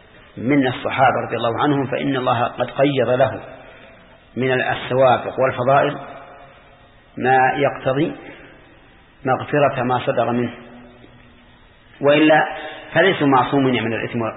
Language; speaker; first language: Arabic; native; Arabic